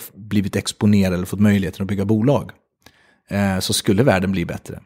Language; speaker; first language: Swedish; native; Swedish